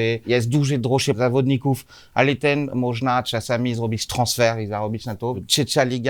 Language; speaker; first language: Polish; non-native, learner; French